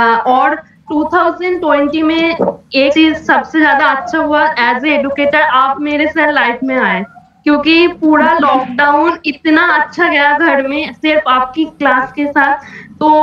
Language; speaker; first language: Hindi; non-native, local second language; Bangla